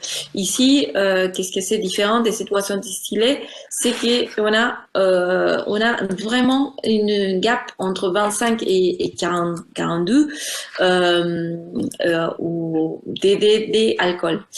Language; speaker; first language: French; non-native, fluent; Spanish